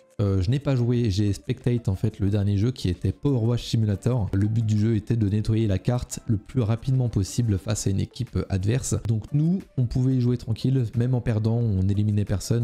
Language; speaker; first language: French; native; French